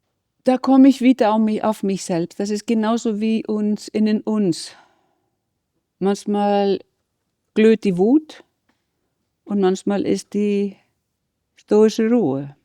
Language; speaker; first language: German; non-native, fluent; Icelandic